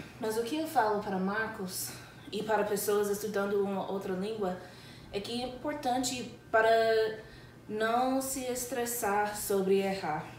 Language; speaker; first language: Portuguese; non-native, fluent; English